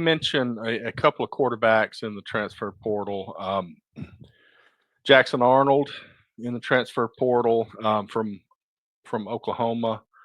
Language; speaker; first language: English; native; English